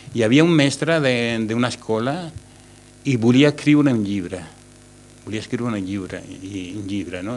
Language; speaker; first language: Catalan; non-native, local second language; Spanish